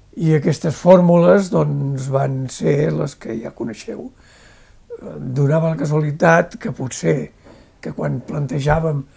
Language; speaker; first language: Catalan; native; Catalan